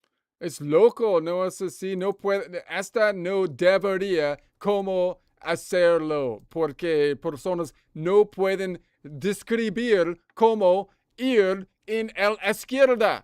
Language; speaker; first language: Spanish; non-native, learner; English